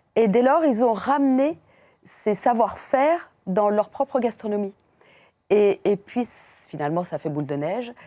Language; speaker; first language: French; non-native, fluent; Persian